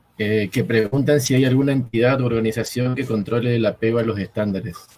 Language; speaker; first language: Spanish; native; Spanish